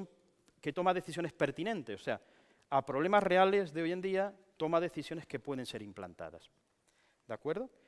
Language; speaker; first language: Spanish; native; Spanish